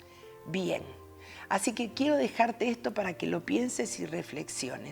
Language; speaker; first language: Spanish; native; Spanish